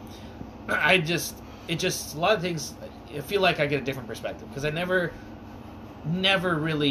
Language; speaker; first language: English; native; English